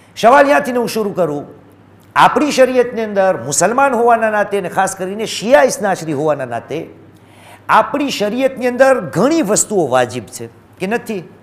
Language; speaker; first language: Gujarati; early bilingual, heritage; Gujarati